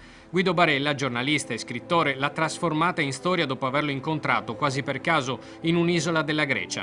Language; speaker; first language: Italian; native; Italian